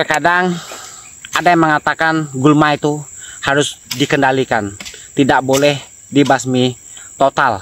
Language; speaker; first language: Indonesian; native; Indonesian